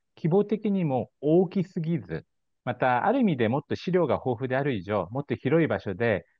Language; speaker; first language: Japanese; non-native, fluent; Korean